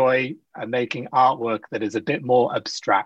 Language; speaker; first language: English; native; English